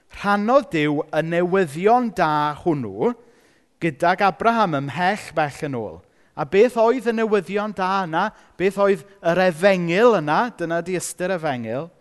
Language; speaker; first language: Welsh; native; Welsh